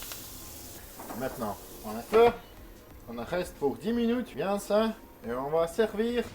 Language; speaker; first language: French; non-native, learner; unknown